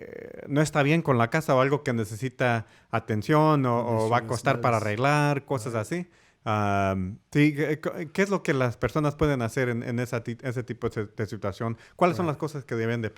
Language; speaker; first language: Spanish; early bilingual, heritage; Spanish